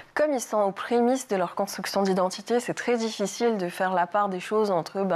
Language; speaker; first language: French; native; French